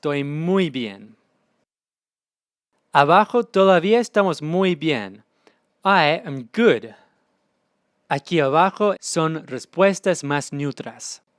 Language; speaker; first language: Spanish; non-native, fluent; English